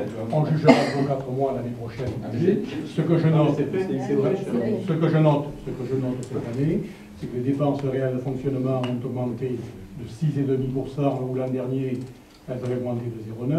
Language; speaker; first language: French; native; French